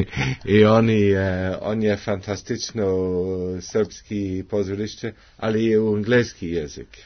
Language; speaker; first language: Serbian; non-native, learner; English